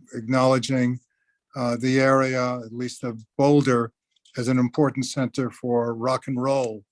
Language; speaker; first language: English; native; English